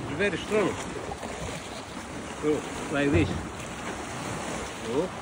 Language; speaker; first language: English; non-native, learner; Greek